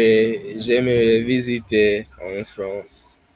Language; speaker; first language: French; non-native, learner; English